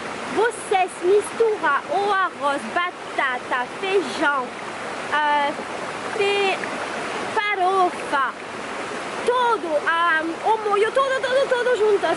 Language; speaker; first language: Portuguese; non-native, fluent; French